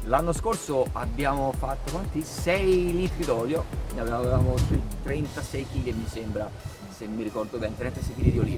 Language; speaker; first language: Italian; native; Italian